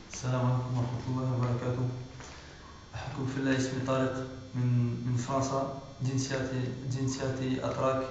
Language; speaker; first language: Arabic; non-native, learner; Turkish